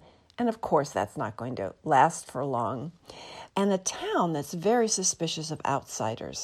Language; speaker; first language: English; native; English